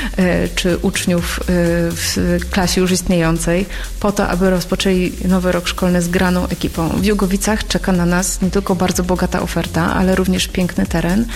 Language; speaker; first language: Polish; native; Polish